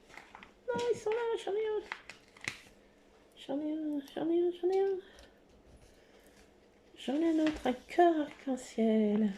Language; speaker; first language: French; native; French